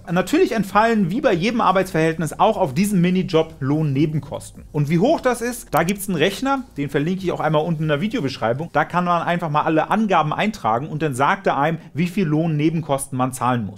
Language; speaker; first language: German; native; German